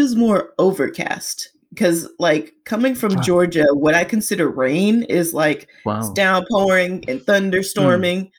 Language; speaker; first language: English; native; English